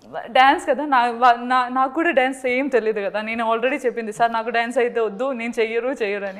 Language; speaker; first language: Telugu; non-native, learner; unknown